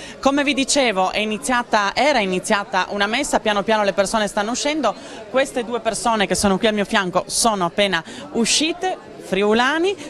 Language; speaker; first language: Italian; native; Italian